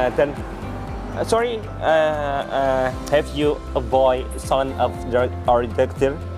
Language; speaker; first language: English; non-native, learner; Indonesian